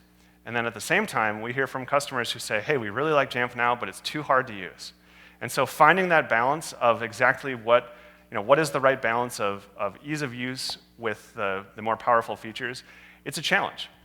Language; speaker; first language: English; native; English